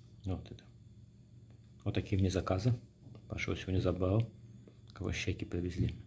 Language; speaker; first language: Russian; non-native, learner; Azerbaijani